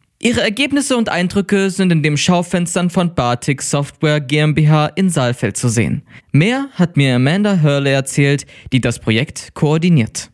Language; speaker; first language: German; native; German